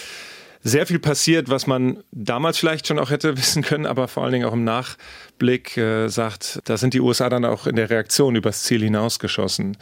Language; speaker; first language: German; native; German